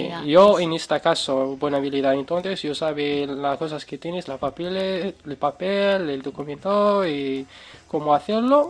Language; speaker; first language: Spanish; non-native, learner; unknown